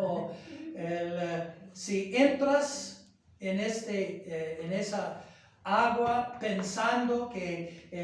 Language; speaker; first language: Spanish; non-native, fluent; English